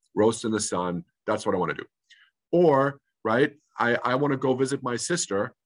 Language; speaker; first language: English; early bilingual, other home language; German